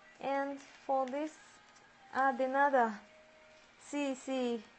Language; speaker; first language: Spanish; non-native, learner; Japanese